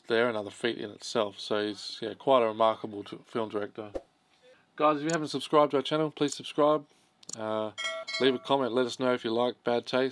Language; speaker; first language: English; native; English